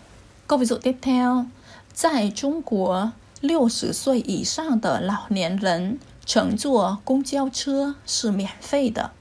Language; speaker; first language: Chinese; non-native, fluent; Vietnamese